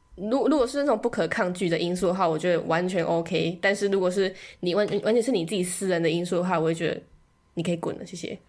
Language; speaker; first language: Chinese; native; Chinese